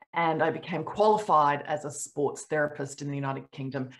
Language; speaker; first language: English; native; English